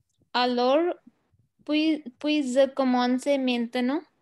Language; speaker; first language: French; non-native, learner; Hindi